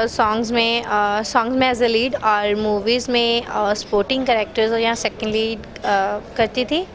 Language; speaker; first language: Hindi; native; Hindi